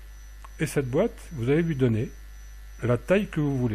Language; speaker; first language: French; native; French